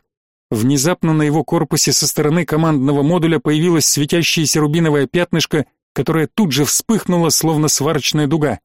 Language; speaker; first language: Russian; native; Russian